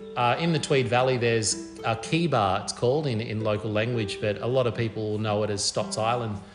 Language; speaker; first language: English; native; English